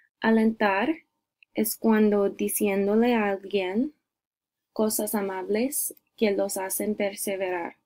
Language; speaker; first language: Spanish; non-native, learner; English